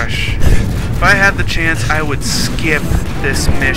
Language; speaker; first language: English; native; English